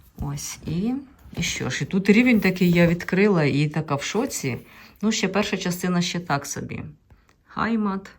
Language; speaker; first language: Ukrainian; native; Ukrainian